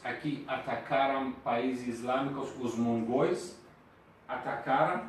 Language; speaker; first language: Portuguese; non-native, fluent; Persian